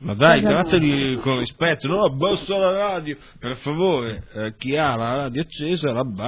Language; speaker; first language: Italian; native; Italian